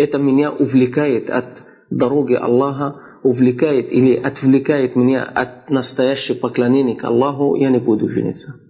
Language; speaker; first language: Russian; non-native, fluent; Arabic